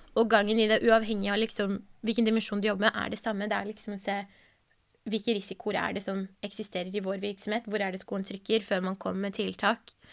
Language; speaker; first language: Norwegian; early bilingual, other home language; Persian